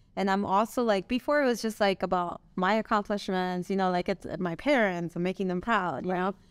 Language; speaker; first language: English; non-native, fluent; Spanish